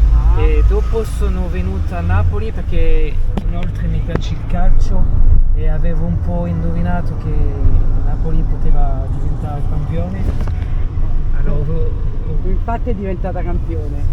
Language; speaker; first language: Italian; non-native, fluent; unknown